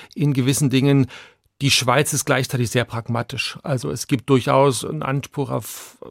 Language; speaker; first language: German; native; German